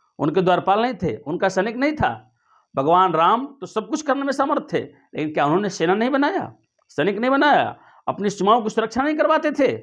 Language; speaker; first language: Hindi; native; Hindi